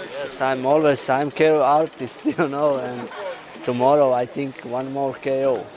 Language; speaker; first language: English; non-native, learner; Polish